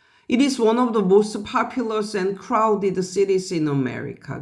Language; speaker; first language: English; non-native, fluent; Korean